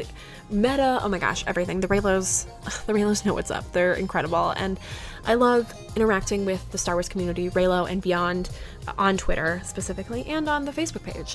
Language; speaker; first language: English; native; English